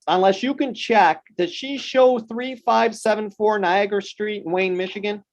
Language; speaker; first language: English; native; English